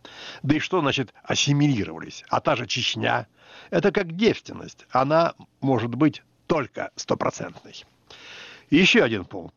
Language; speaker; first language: Russian; native; Russian